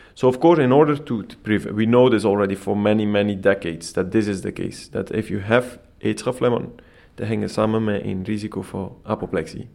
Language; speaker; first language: English; non-native, fluent; Dutch